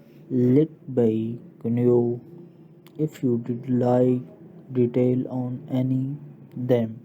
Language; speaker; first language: English; non-native, local second language; Urdu